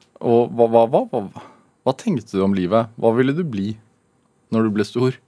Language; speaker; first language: Norwegian; native; Norwegian